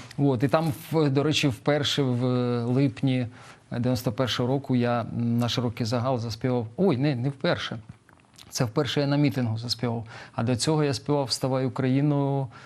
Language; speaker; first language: Ukrainian; non-native, local second language; Russian